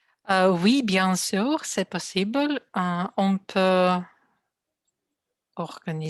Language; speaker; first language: French; non-native, learner; Russian